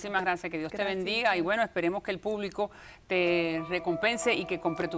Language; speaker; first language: Spanish; native; Spanish